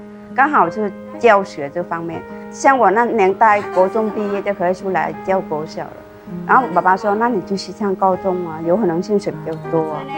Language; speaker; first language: Chinese; non-native, fluent; Vietnamese